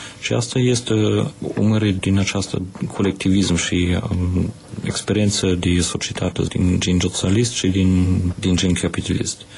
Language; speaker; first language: Romanian; non-native, fluent; German